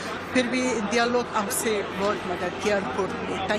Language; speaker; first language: Hindi; non-native, learner; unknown